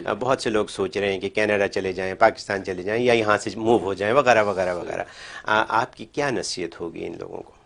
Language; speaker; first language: Urdu; native; Urdu